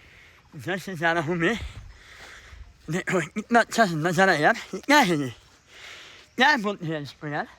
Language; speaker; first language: Hindi; non-native, fluent; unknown